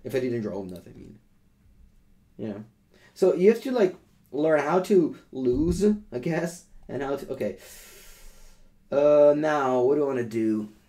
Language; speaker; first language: English; non-native, fluent; Italian